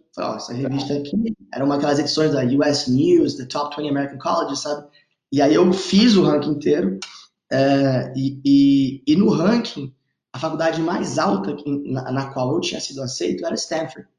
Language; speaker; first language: Portuguese; native; Portuguese